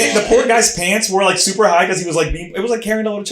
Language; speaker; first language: English; native; English